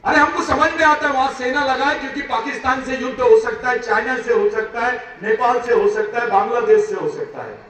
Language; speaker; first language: Hindi; non-native, local second language; Marathi